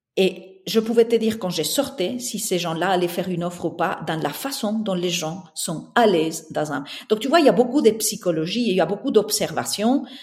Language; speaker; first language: French; non-native, fluent; Spanish